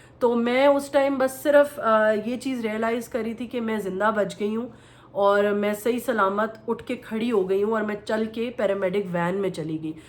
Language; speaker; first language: Urdu; native; Urdu